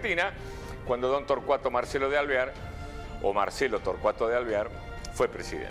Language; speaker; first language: Spanish; native; Spanish